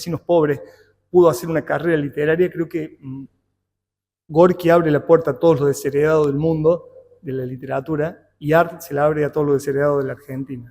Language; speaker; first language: Spanish; native; Spanish